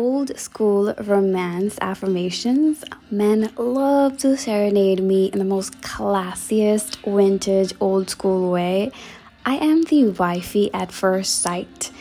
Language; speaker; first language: English; native; English